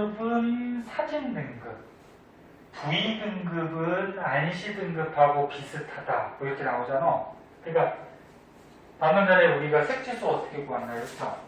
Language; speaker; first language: Korean; native; Korean